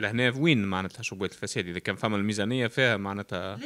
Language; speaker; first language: Arabic; native; Arabic